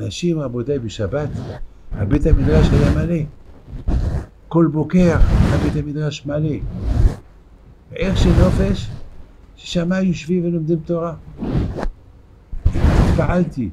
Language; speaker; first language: Hebrew; non-native, fluent; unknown